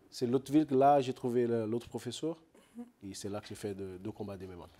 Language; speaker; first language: French; non-native, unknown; Portuguese